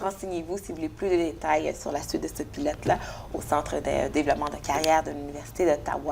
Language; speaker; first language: French; native; French